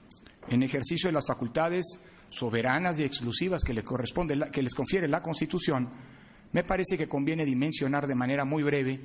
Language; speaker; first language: Spanish; native; Spanish